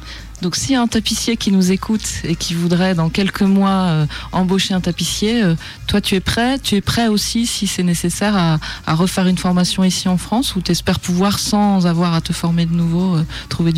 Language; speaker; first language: French; native; French